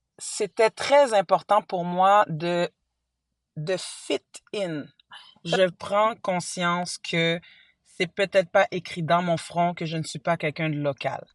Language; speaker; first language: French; early bilingual, other home language; Haitian Creole